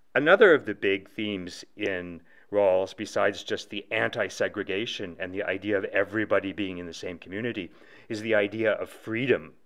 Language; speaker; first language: English; native; English